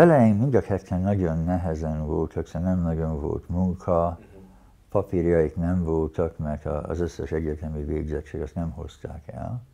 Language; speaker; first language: Hungarian; early bilingual, heritage; Hungarian